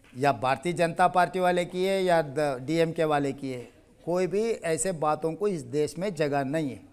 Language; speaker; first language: Hindi; non-native, local second language; Telugu